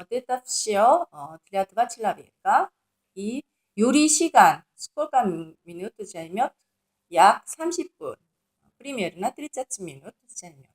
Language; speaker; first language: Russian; non-native, learner; Korean